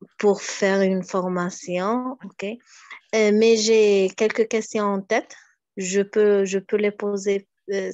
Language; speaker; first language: French; non-native, learner; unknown